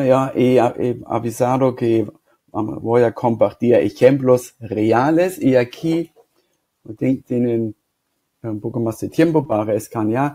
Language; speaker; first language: Spanish; non-native, fluent; German